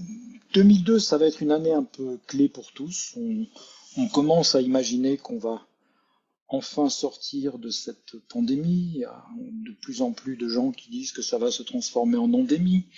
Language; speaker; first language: French; native; French